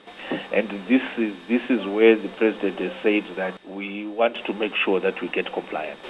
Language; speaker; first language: English; non-native, local second language; Shona